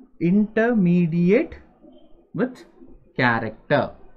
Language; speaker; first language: English; non-native, local second language; Kannada